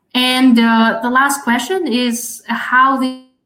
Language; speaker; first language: English; non-native, fluent; Russian